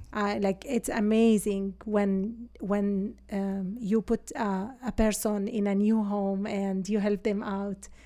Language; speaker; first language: English; non-native, fluent; Arabic